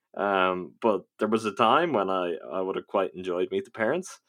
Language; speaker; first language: English; native; English